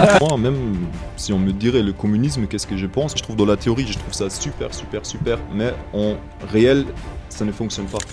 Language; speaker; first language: French; non-native, fluent; German